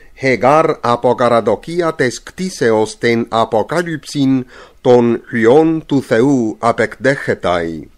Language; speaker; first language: Greek; non-native, fluent; English